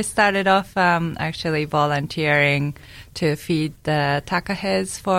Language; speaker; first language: English; non-native, fluent; Japanese